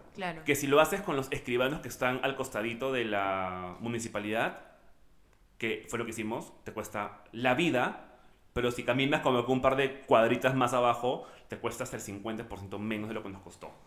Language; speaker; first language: Spanish; native; Spanish